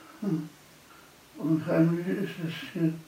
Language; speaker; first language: German; non-native, fluent; Polish